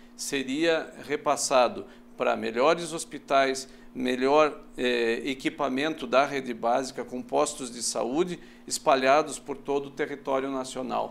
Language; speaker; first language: Portuguese; native; Portuguese